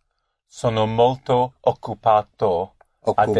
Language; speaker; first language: Italian; non-native, learner; English